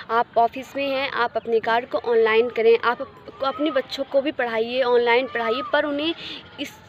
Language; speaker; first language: Hindi; native; Hindi